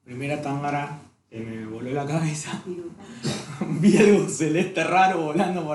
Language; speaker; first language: Spanish; native; Spanish